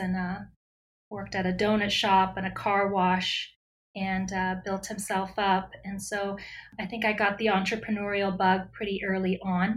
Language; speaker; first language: English; native; English